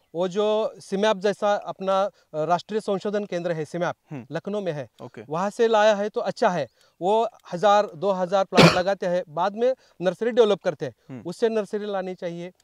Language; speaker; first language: Hindi; non-native, local second language; Marathi